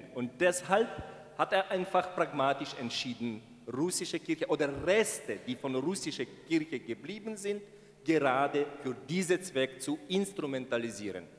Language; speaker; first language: German; non-native, fluent; Ukrainian